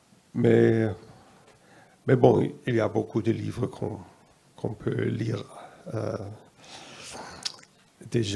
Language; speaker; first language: French; non-native, fluent; German